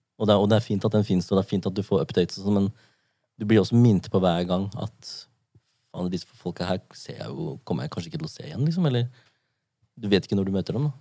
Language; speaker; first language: Norwegian; early bilingual, other home language; Japanese